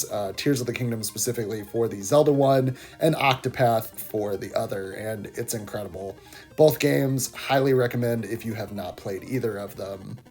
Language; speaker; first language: English; native; English